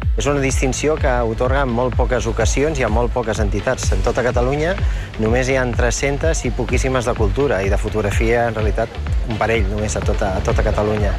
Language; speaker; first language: Catalan; non-native, local second language; Spanish